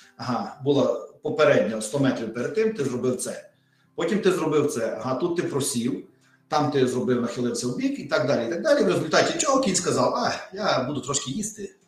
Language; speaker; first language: Ukrainian; native; Ukrainian